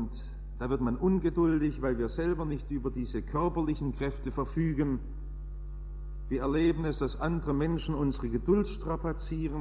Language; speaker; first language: German; native; German